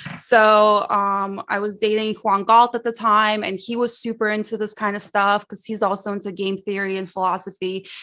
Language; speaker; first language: English; early bilingual, other home language; Russian